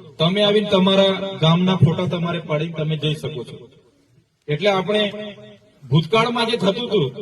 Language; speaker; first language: Gujarati; non-native, local second language; Vasavi